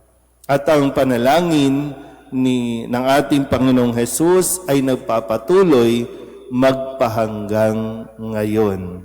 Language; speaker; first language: Filipino; native; Filipino